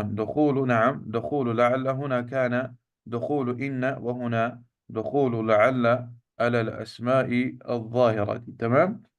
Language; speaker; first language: Arabic; non-native, fluent; Urdu